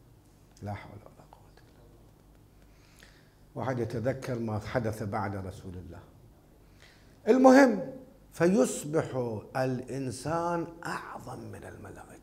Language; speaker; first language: Arabic; native; Arabic